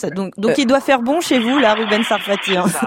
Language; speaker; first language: French; native; French